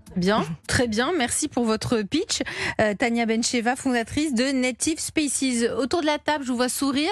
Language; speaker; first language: French; native; French